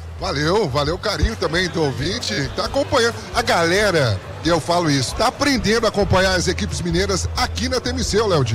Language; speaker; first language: Portuguese; native; Portuguese